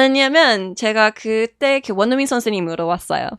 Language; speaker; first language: Korean; non-native, fluent; English